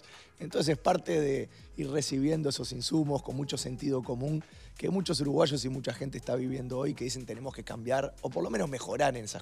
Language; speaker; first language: Spanish; native; Spanish